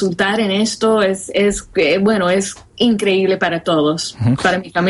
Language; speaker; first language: Spanish; early bilingual, heritage; Spanish